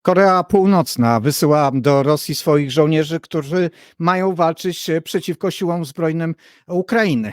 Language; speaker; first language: Polish; native; Polish